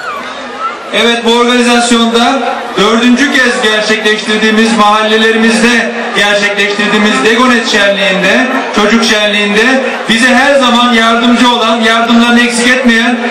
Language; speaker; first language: Turkish; native; Turkish